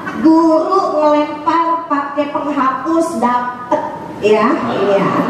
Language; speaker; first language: Indonesian; native; Indonesian